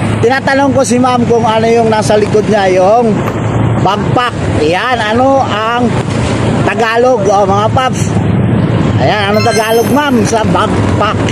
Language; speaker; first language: Filipino; native; Filipino